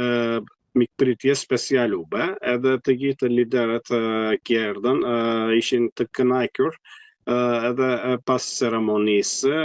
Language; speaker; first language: Albanian; non-native, fluent; Turkish